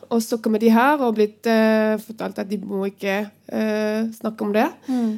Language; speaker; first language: Norwegian; non-native, fluent; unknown